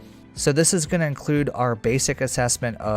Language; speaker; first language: English; native; English